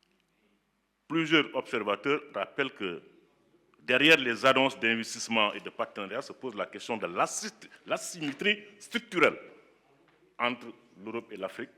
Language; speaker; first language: French; non-native, local second language; Wolof